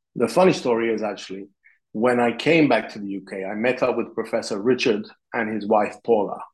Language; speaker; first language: English; non-native, fluent; Italian